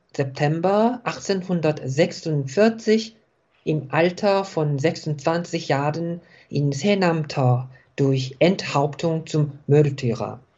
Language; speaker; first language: German; non-native, fluent; Korean